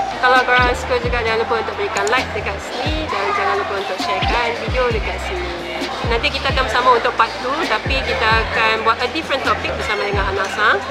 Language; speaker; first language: Malay; native; Malay